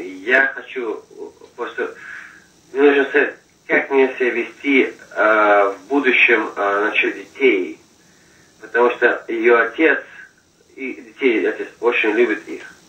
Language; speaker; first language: Russian; non-native, fluent; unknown